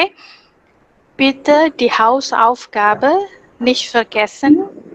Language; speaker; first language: German; non-native, fluent; Indonesian